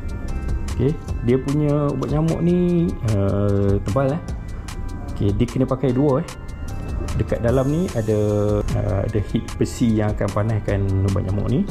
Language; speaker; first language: Malay; native; Malay